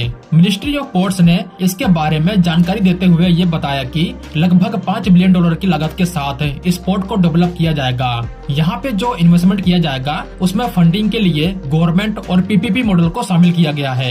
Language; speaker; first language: Hindi; native; Hindi